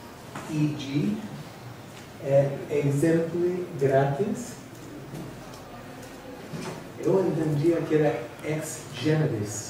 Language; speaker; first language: Portuguese; non-native, fluent; English